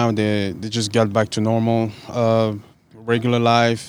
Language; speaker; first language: English; non-native, fluent; French